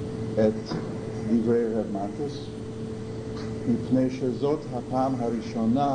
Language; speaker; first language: Hebrew; non-native, fluent; English